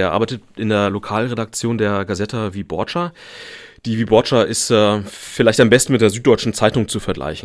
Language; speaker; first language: German; native; German